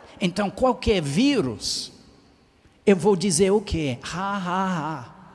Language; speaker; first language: Portuguese; non-native, fluent; English